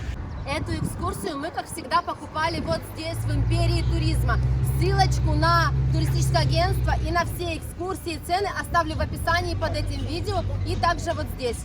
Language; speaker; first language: Russian; native; Russian